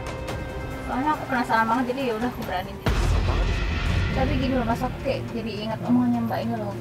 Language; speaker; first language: Indonesian; native; Indonesian